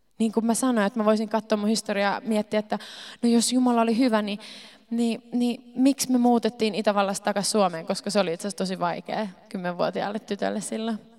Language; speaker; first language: Finnish; early bilingual, heritage; Finnish